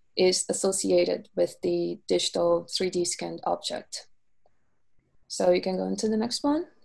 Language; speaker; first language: English; non-native, fluent; Portuguese